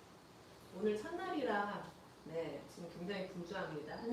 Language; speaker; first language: Korean; native; Korean